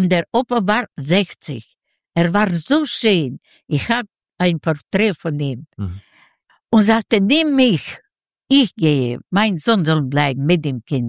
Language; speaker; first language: German; non-native, learner; Yiddish